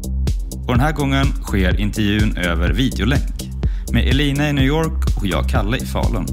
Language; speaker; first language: Swedish; native; Swedish